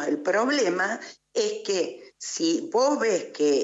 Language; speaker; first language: Spanish; native; Spanish